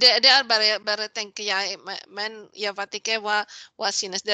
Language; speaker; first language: Norwegian; non-native, learner; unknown